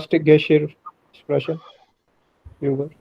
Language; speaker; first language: German; non-native, learner; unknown